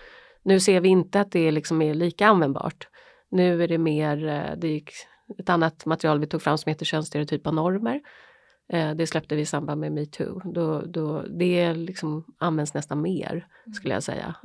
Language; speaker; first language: Swedish; native; Swedish